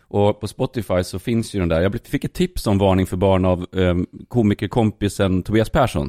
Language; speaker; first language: Swedish; native; Swedish